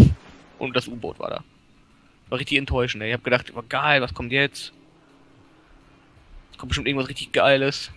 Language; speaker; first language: German; native; German